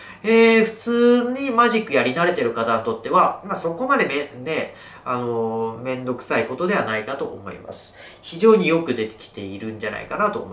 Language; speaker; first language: Japanese; native; Japanese